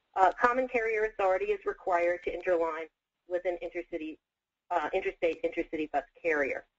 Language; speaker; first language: English; native; English